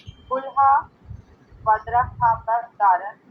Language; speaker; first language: Persian; non-native, learner; Urdu